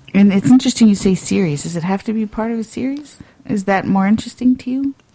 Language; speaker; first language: English; native; English